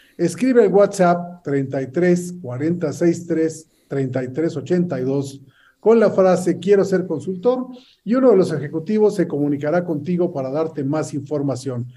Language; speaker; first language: Spanish; native; Spanish